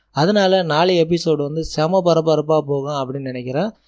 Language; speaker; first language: Tamil; native; Tamil